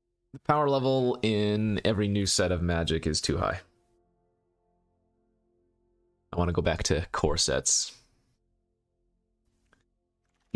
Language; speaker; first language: English; native; English